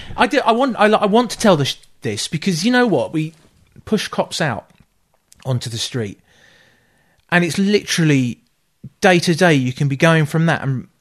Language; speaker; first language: English; native; English